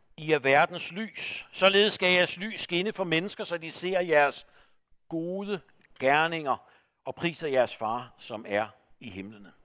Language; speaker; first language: Danish; native; Danish